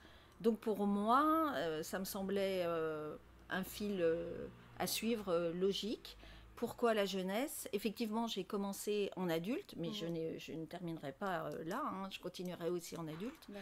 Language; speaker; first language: French; native; French